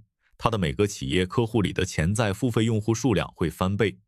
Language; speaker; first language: Chinese; native; Chinese